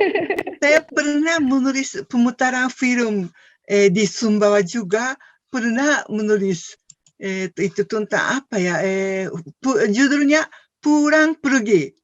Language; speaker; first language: Indonesian; non-native, fluent; Japanese